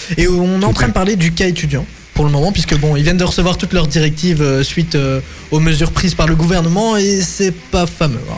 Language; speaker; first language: French; native; French